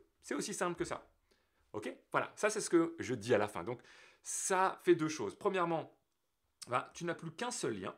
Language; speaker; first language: French; native; French